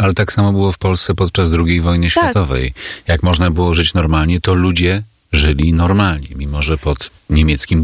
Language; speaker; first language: Polish; native; Polish